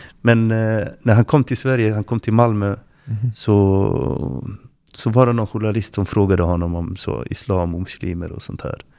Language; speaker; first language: Swedish; non-native, fluent; Arabic